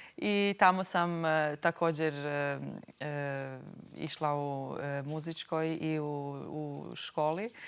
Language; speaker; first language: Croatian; non-native, local second language; Albanian